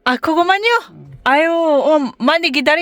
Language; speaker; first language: Korean; non-native, learner; Cebuano